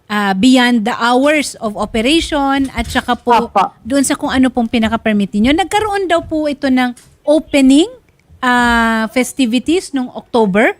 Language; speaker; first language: Filipino; native; Filipino